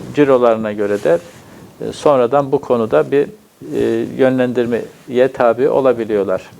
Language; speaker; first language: Turkish; native; Turkish